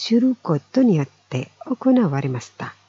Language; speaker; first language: Japanese; non-native, fluent; Indonesian